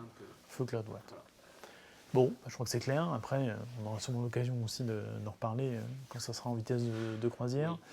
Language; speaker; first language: French; native; French